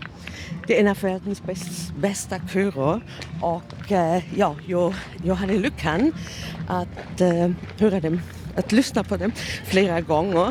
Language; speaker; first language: Swedish; non-native, learner; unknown